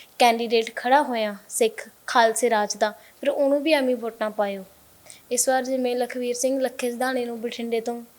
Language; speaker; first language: Punjabi; native; Punjabi